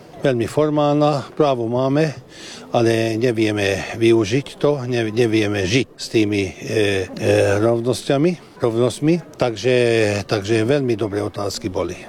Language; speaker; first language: Slovak; non-native, local second language; Hungarian